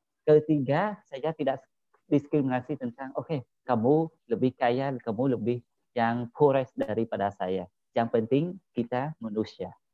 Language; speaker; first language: Indonesian; non-native, learner; Khmer